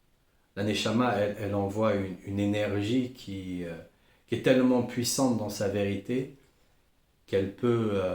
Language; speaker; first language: French; native; French